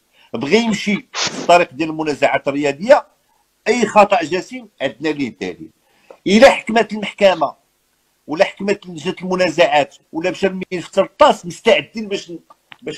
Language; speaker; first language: Arabic; native; Arabic